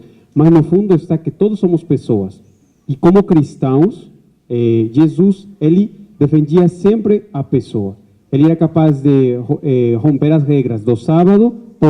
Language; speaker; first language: Portuguese; non-native, fluent; Spanish